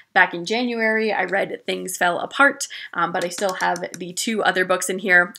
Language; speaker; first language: English; native; English